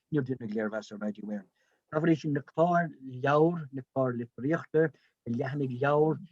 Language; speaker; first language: Irish; non-native, local second language; English